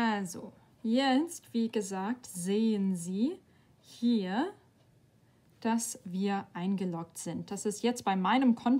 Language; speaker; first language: German; non-native, fluent; English